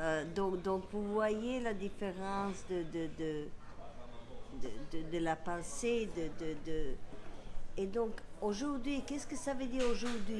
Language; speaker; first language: French; non-native, fluent; Serbian